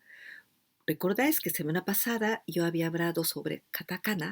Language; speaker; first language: Spanish; non-native, fluent; Japanese